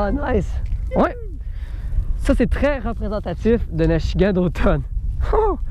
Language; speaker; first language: French; native; French